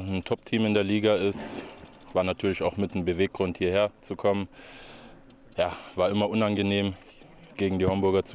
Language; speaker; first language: German; native; German